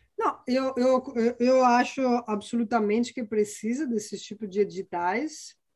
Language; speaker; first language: Portuguese; non-native, fluent; Italian